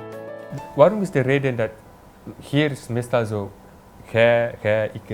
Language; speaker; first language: Dutch; non-native, learner; Malay